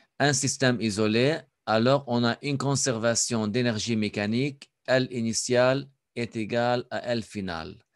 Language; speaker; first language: French; non-native, local second language; Arabic